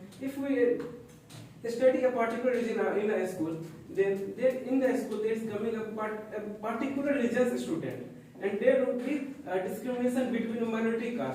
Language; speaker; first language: English; non-native, learner; Hindi